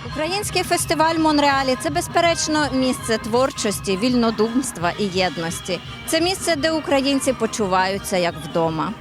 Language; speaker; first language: Ukrainian; native; Ukrainian